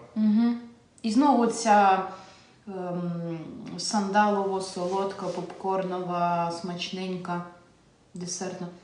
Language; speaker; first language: Ukrainian; non-native, local second language; Russian